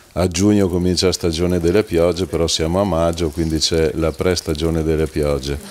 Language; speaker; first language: Italian; early bilingual, heritage; Italian